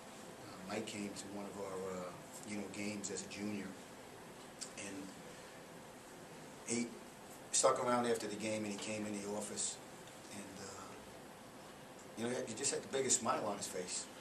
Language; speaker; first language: English; native; English